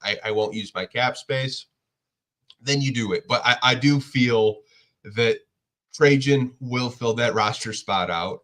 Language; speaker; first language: English; native; English